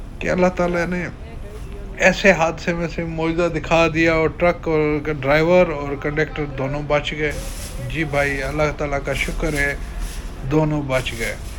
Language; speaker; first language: Urdu; non-native, local second language; Sindhi